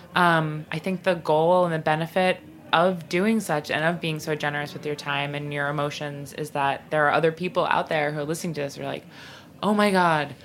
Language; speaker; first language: English; native; English